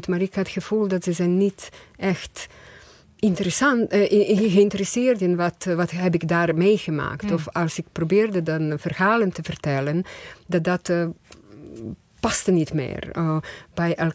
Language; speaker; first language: Dutch; non-native, fluent; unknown